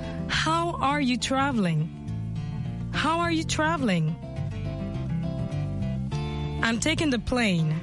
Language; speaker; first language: English; non-native, fluent; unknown